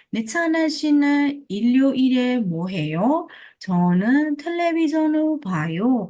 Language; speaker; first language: Korean; non-native, fluent; Burmese